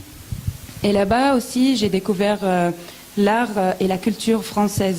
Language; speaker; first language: French; non-native, fluent; Arabic